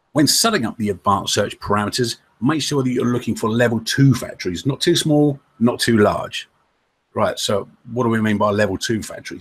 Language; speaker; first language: English; native; English